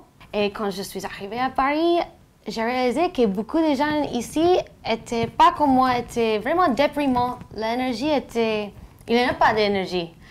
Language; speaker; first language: French; non-native, learner; English